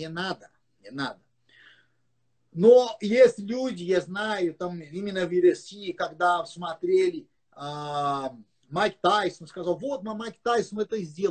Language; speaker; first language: Russian; non-native, learner; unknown